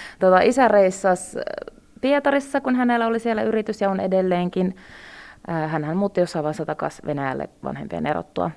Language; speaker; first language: Finnish; early bilingual, other home language; Russian